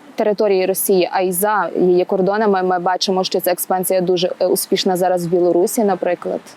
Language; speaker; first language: Ukrainian; native; Ukrainian